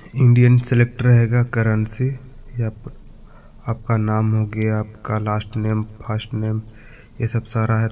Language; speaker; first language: Hindi; native; Hindi